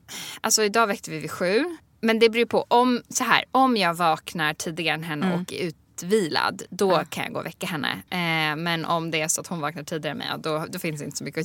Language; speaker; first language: Swedish; native; Swedish